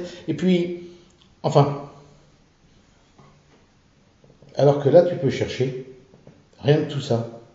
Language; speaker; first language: French; native; French